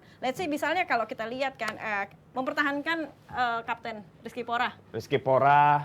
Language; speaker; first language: Indonesian; native; Indonesian